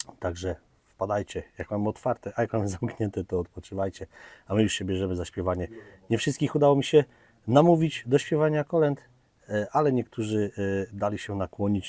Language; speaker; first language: Polish; native; Polish